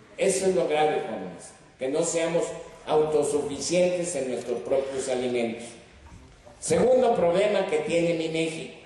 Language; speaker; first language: Spanish; native; Spanish